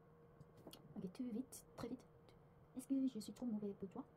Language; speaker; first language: French; non-native, learner; Korean